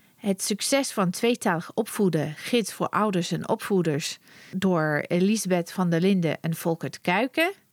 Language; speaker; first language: Dutch; non-native, fluent; English